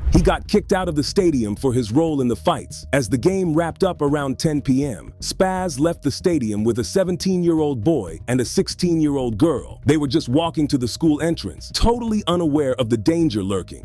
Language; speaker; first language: English; native; English